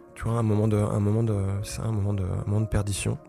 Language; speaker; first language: French; native; French